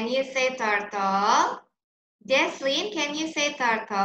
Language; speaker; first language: English; non-native, learner; Indonesian